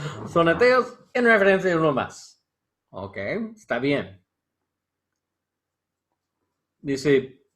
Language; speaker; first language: Spanish; non-native, learner; English